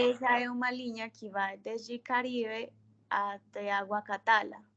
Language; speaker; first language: Portuguese; non-native, fluent; Spanish